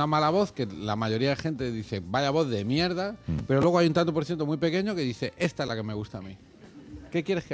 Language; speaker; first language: Spanish; native; Spanish